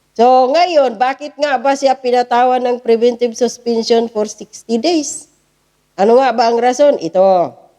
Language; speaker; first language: Filipino; non-native, local second language; Cebuano